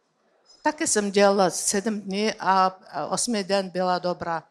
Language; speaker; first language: Czech; non-native, learner; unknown